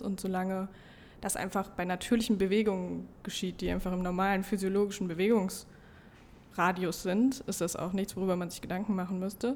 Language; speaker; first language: German; native; German